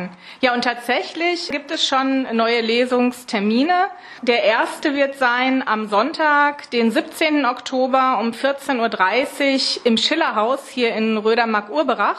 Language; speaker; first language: German; native; German